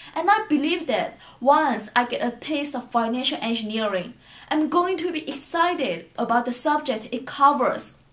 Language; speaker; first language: English; non-native, fluent; Chinese